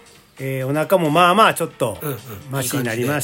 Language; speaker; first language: Japanese; native; Japanese